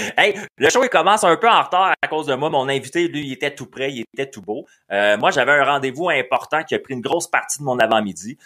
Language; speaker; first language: French; native; French